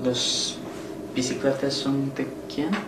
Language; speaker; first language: Spanish; non-native, learner; English